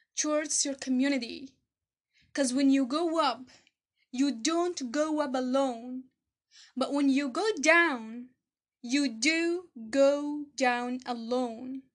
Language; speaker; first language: English; non-native, fluent; Arabic